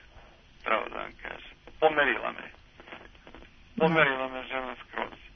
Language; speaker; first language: Serbian; native; Serbian